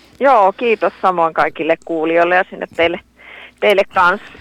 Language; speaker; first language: Finnish; native; Finnish